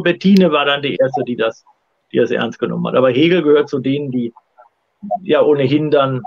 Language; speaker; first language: German; native; German